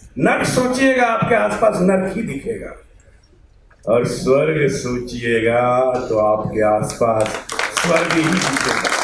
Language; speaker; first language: Hindi; native; Hindi